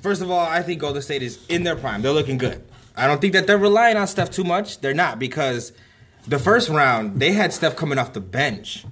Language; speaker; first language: English; native; English